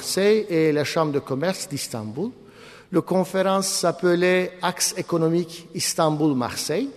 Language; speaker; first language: French; non-native, fluent; Turkish